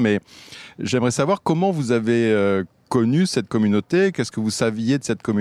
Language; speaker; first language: French; native; French